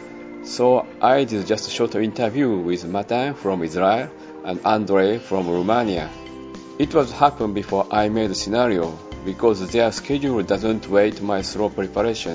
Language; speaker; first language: English; non-native, learner; Japanese